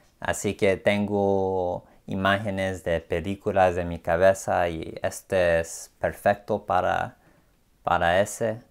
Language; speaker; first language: Spanish; non-native, learner; English